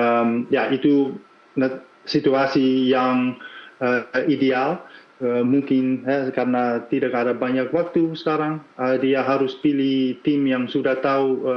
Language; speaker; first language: Indonesian; non-native, fluent; Dutch